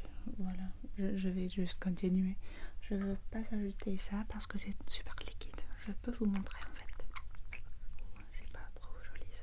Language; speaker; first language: French; non-native, learner; English